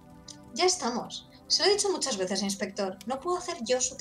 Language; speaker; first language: Spanish; native; Spanish